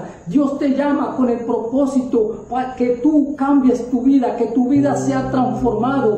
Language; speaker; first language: Spanish; native; Spanish